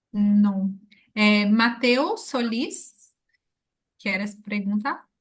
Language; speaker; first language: Spanish; non-native, learner; Portuguese